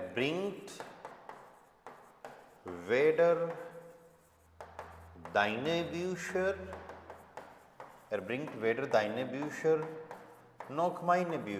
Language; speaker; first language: German; non-native, fluent; Hindi